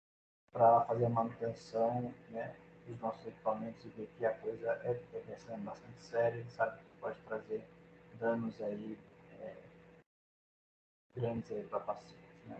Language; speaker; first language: Portuguese; native; Portuguese